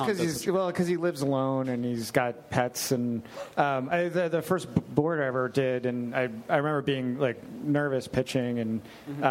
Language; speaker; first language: English; native; English